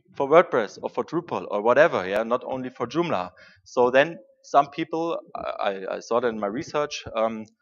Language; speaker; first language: English; non-native, fluent; German